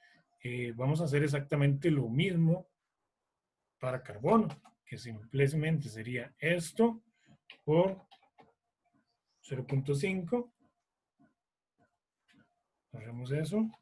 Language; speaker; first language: Spanish; native; Spanish